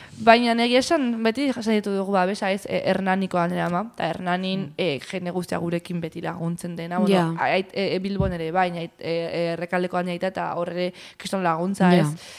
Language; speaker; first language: Basque; early bilingual, heritage; Basque